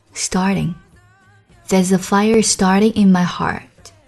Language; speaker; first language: English; non-native, fluent; Chinese